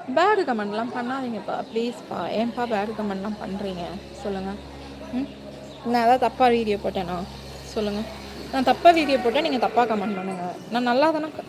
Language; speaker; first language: Tamil; non-native, local second language; Telugu